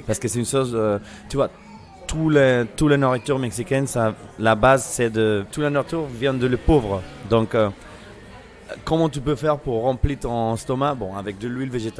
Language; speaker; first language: French; non-native, fluent; Spanish